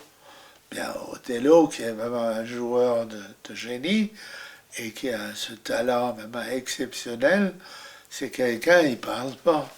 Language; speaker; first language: French; non-native, fluent; German